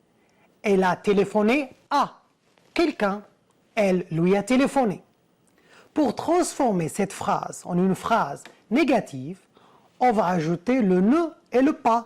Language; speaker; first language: French; non-native, fluent; Arabic